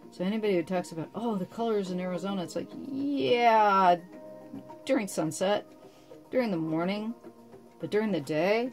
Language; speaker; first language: English; native; English